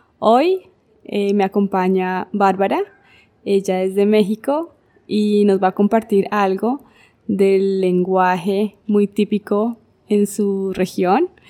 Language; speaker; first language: Spanish; native; Spanish